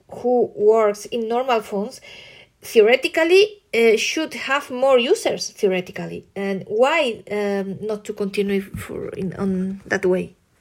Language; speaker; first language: English; non-native, learner; Spanish